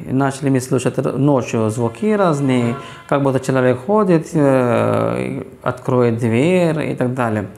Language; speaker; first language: Russian; non-native, fluent; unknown